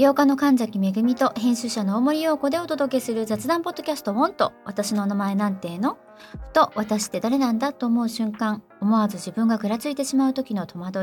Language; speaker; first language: Japanese; native; Japanese